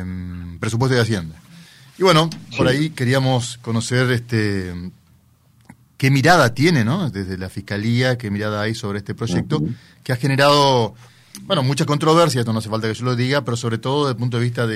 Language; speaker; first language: Spanish; native; Spanish